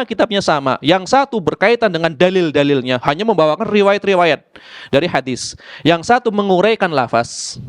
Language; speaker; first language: Indonesian; native; Indonesian